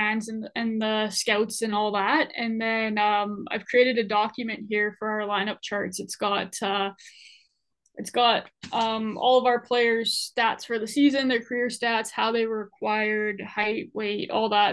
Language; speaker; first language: English; native; English